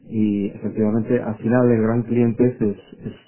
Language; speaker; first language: Spanish; non-native, local second language; Basque